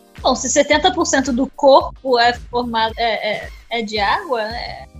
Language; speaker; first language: Portuguese; native; Portuguese